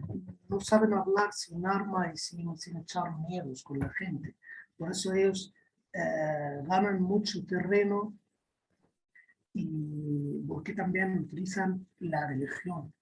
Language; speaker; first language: Spanish; non-native, fluent; Arabic